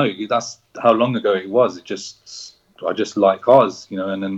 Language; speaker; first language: English; native; English